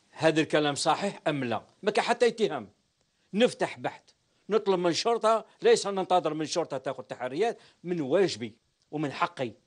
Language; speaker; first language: Arabic; native; Arabic